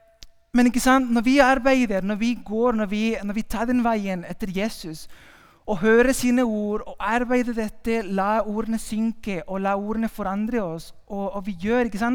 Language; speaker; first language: Norwegian; non-native, fluent; Spanish